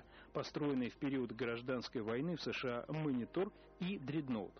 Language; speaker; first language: Russian; native; Russian